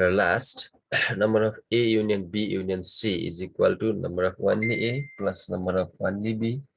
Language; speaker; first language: English; non-native, local second language; Nepali